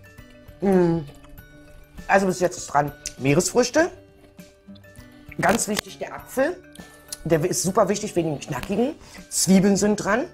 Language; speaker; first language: German; native; German